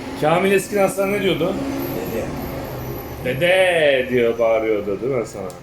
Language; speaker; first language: Turkish; native; Turkish